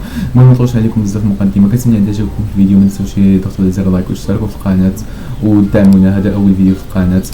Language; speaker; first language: Arabic; native; Arabic